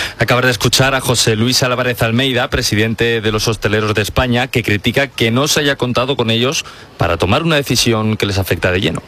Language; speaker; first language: Spanish; native; Spanish